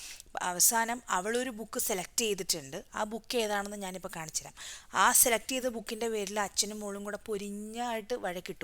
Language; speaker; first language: Malayalam; native; Malayalam